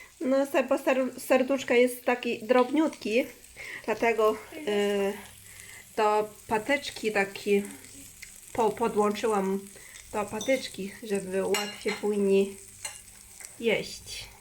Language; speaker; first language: Polish; non-native, learner; Chinese